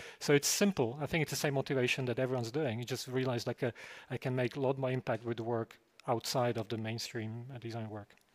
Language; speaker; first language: English; non-native, fluent; Slovak